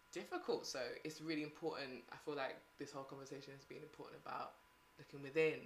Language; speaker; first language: English; native; English